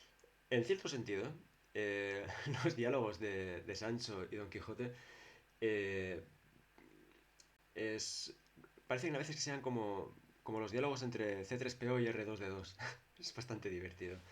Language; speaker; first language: Spanish; native; Spanish